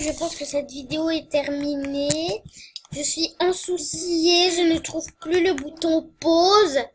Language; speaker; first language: French; native; French